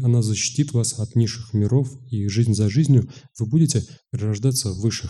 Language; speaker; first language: Russian; native; Russian